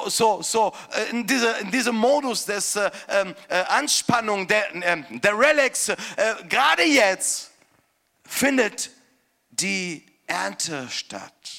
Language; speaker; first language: German; non-native, fluent; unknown